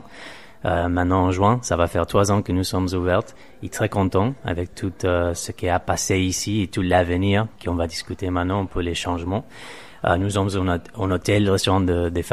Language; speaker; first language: French; non-native, fluent; Spanish